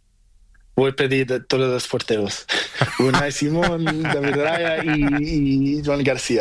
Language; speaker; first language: Spanish; non-native, learner; Portuguese